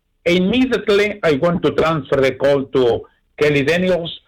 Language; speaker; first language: English; non-native, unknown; Spanish